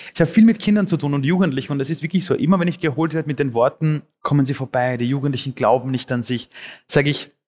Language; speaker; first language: German; early bilingual, other home language; Persian